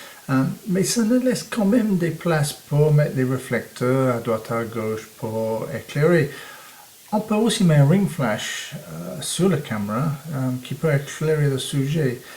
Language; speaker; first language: French; non-native, fluent; English